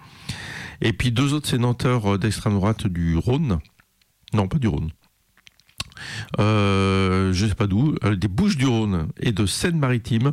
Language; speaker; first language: French; native; French